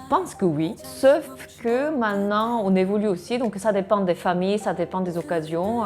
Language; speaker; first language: French; non-native, fluent; Korean